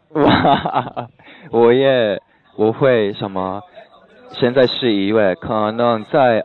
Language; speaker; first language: Chinese; non-native, learner; English